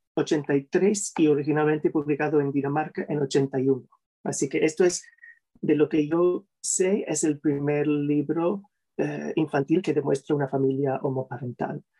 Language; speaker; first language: Spanish; non-native, fluent; English